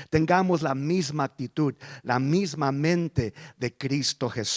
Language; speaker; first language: Spanish; early bilingual, heritage; Spanish